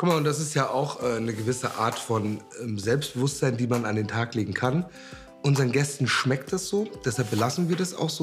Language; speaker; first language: German; native; German